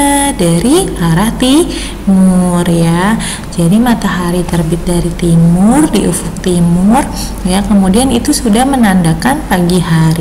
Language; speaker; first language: Indonesian; native; Indonesian